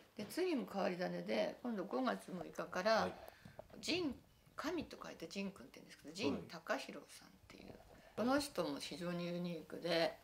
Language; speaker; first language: Japanese; native; Japanese